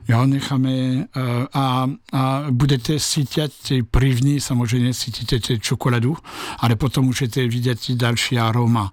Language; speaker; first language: Czech; non-native, learner; French